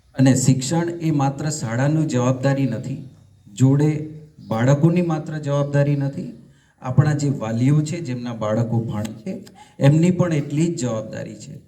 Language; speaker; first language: Gujarati; non-native, local second language; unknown